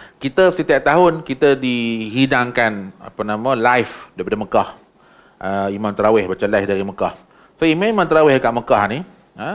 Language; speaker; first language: Malay; native; Malay